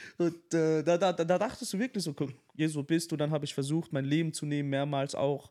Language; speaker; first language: German; early bilingual, other home language; Tamil